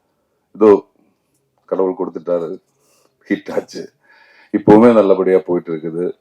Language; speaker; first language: Tamil; non-native, learner; Malayalam